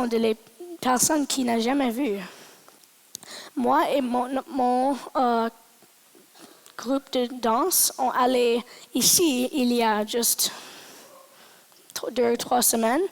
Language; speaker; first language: French; non-native, local second language; English